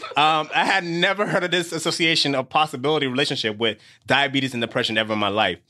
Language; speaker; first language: English; native; English